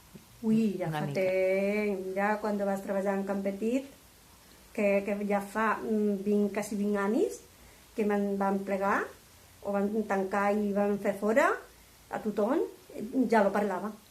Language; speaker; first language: Catalan; non-native, local second language; Spanish